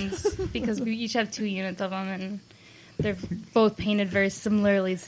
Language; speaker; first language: English; native; English